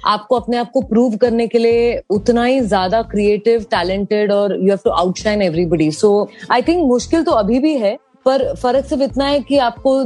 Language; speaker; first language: Hindi; non-native, local second language; Tamil